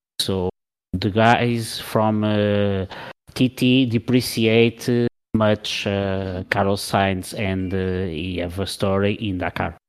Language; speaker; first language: English; non-native, learner; Portuguese